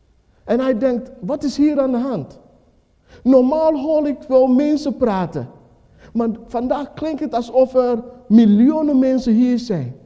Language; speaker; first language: Dutch; non-native, fluent; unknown